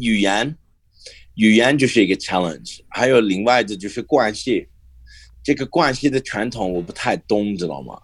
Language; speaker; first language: Chinese; non-native, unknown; English